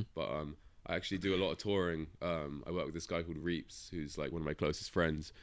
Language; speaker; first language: English; native; English